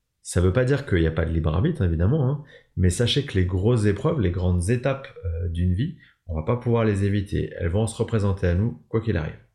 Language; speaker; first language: French; native; French